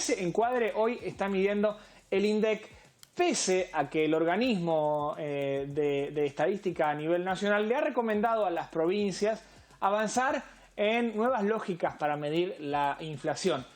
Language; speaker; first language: Spanish; native; Spanish